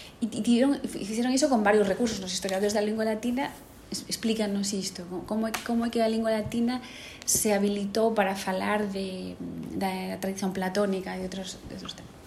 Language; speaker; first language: Galician; native; Galician